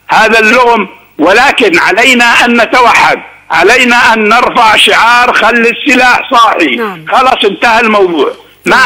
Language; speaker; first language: Arabic; native; Arabic